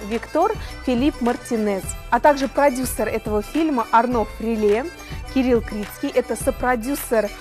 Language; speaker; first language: Russian; native; Russian